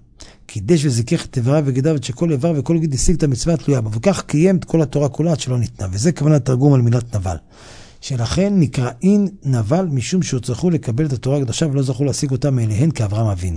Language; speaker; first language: Hebrew; native; Hebrew